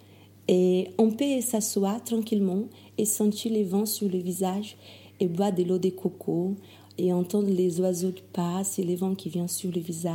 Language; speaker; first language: French; non-native, fluent; Portuguese